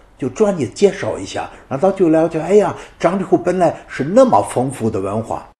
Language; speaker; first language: Chinese; non-native, fluent; German